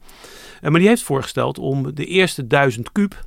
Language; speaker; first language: Dutch; native; Dutch